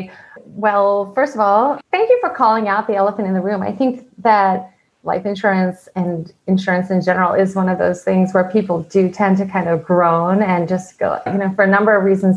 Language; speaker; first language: English; native; English